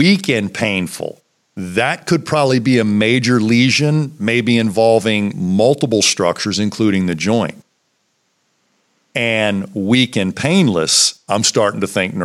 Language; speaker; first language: English; native; English